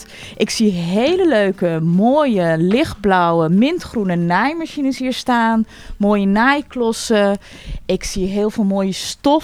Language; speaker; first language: Dutch; native; Dutch